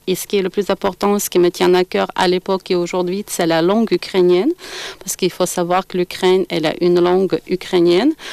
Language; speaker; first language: French; non-native, fluent; Ukrainian